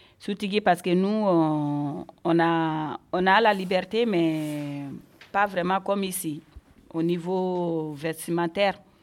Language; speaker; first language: French; non-native, local second language; Bambara